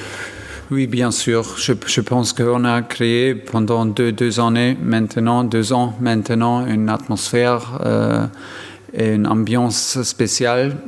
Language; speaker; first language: French; non-native, fluent; German